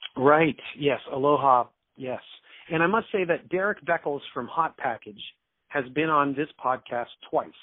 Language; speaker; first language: English; native; English